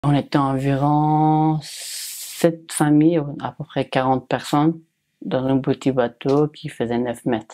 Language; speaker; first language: French; non-native, learner; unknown